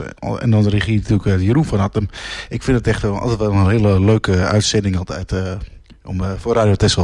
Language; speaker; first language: Dutch; native; Dutch